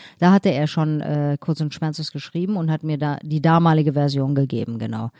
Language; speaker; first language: German; native; German